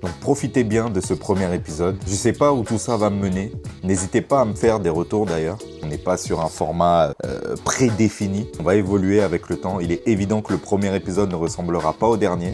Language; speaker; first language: French; native; French